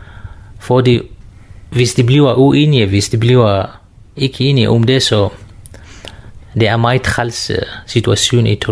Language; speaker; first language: Danish; non-native, learner; Kurdish